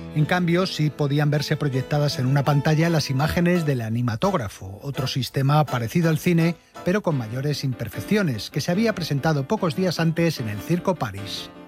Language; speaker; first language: Spanish; native; Spanish